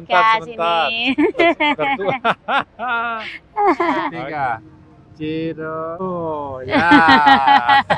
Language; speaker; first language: Indonesian; non-native, learner; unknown